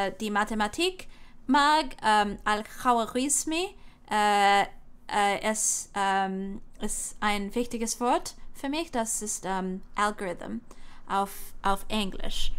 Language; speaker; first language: German; non-native, learner; English